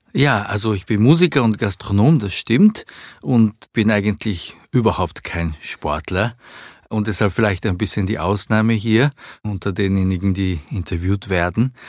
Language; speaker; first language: German; early bilingual, other home language; Japanese